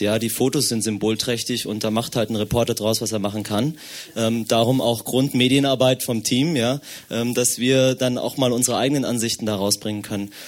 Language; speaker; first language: German; native; German